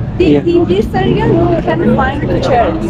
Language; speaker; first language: English; non-native, learner; Persian